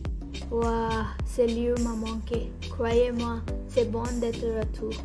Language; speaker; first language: French; non-native, fluent; Konkani